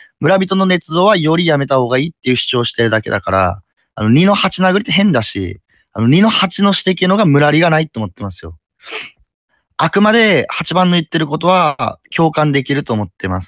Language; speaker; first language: Japanese; native; Japanese